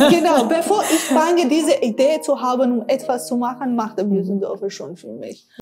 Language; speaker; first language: German; non-native, fluent; Armenian